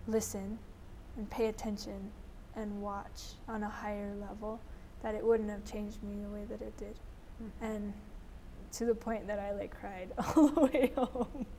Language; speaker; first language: English; native; English